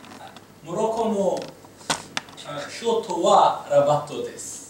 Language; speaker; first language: Japanese; non-native, learner; Arabic